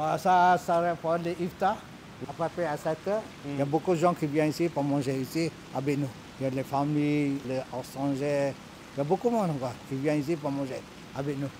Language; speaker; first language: French; non-native, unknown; Malay